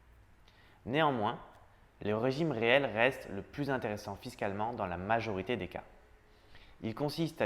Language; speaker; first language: French; native; French